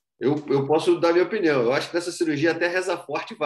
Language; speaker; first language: Portuguese; native; Portuguese